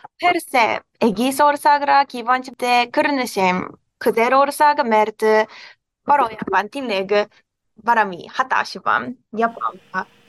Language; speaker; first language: Hungarian; non-native, learner; Japanese